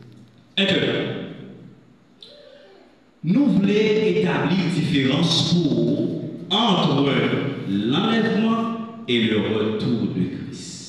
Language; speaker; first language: French; non-native, local second language; Haitian Creole